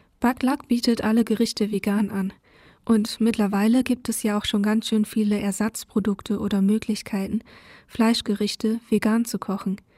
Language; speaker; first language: German; early bilingual, other home language; Vietnamese